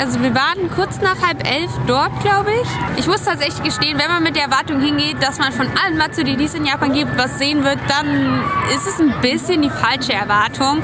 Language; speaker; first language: German; native; German